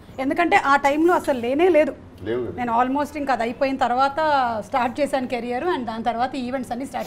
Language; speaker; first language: Telugu; native; Telugu